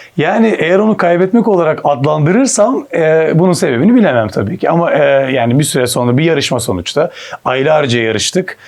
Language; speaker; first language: Turkish; early bilingual, heritage; Turkish